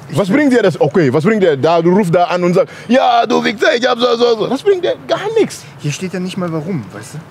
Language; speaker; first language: German; non-native, learner; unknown